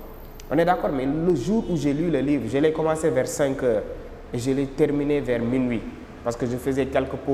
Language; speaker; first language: French; non-native, local second language; Wolof